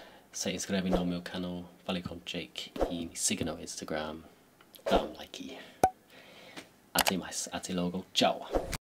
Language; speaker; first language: Portuguese; non-native, learner; English